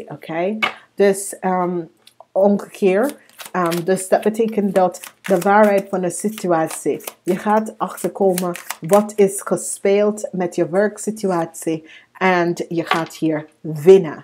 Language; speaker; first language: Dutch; non-native, learner; English